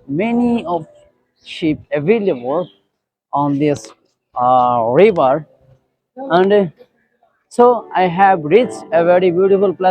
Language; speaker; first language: English; non-native, learner; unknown